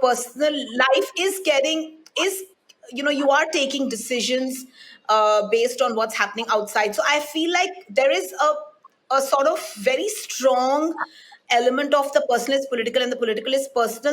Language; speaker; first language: English; non-native, local second language; Hindi